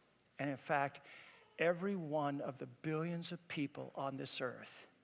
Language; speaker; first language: English; native; English